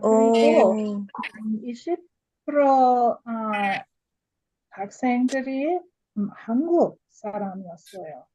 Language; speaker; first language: Korean; non-native, learner; English